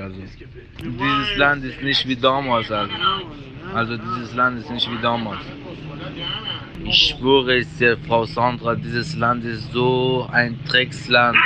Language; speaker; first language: German; non-native, learner; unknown